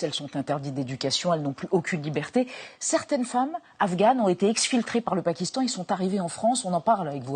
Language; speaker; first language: French; native; French